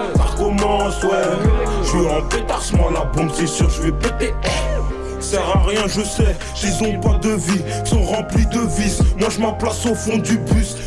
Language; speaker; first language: French; native; French